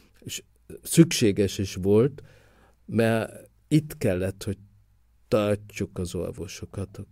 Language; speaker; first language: Hungarian; early bilingual, heritage; Hungarian